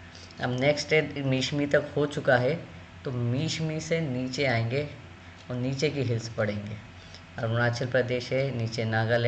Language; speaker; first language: Hindi; native; Hindi